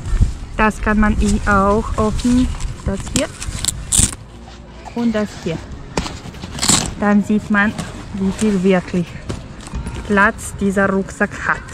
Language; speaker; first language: German; non-native, fluent; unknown